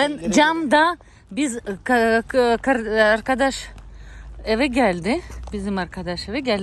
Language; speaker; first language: Turkish; non-native, local second language; Russian